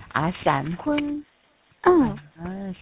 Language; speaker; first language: Chinese; non-native, fluent; Korean